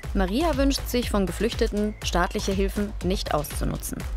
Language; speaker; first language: German; native; German